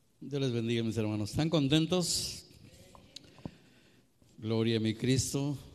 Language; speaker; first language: Spanish; native; Spanish